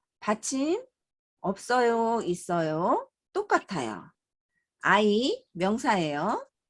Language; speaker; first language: Korean; native; Korean